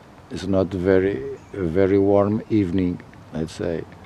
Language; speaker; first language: English; non-native, fluent; Portuguese